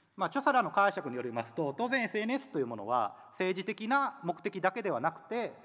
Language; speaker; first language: Japanese; native; Japanese